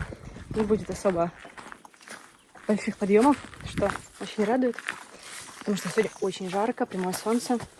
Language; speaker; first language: Russian; native; Russian